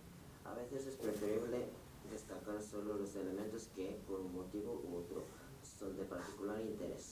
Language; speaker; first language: Spanish; non-native, learner; Korean